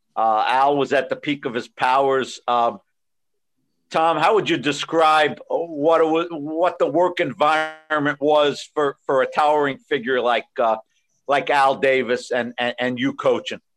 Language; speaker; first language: English; native; English